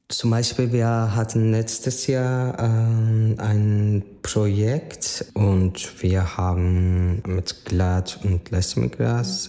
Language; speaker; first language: German; non-native, learner; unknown